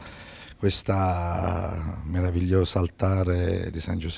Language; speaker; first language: Italian; native; Italian